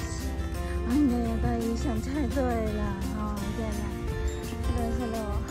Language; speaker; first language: Chinese; non-native, learner; Indonesian